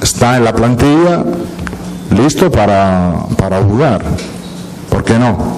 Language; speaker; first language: Spanish; non-native, fluent; Italian